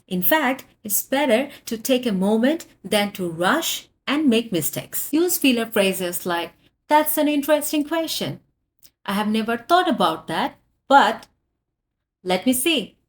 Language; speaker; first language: English; non-native, fluent; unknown